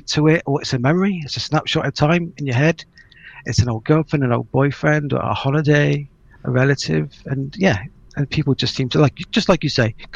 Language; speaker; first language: English; native; English